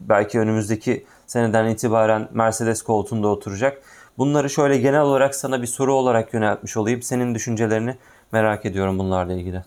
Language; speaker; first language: Turkish; native; Turkish